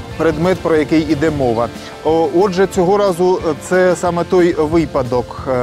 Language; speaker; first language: Ukrainian; native; Ukrainian